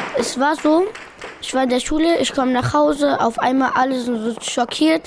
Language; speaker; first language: German; early bilingual, other home language; Pashto